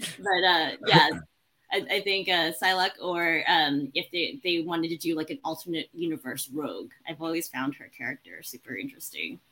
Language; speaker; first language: English; early bilingual, other home language; Chinese